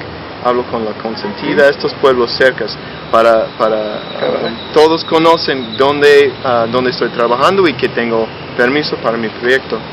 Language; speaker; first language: Spanish; non-native, fluent; English